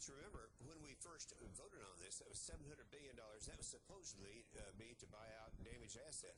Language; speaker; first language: English; native; English